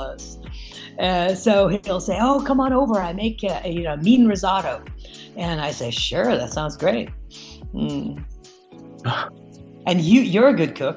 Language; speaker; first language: English; non-native, fluent; Norwegian